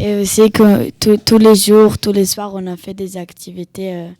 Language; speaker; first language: French; early bilingual, heritage; French